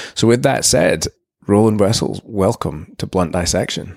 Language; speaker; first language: English; native; English